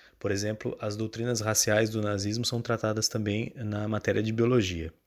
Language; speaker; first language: Portuguese; native; Portuguese